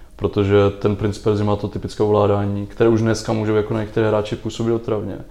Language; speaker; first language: Czech; native; Czech